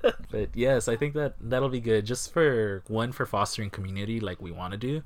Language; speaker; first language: English; native; English